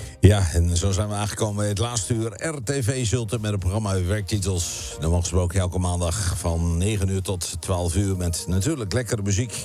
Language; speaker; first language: Dutch; native; Dutch